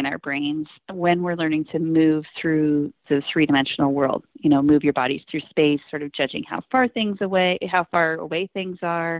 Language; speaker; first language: English; native; English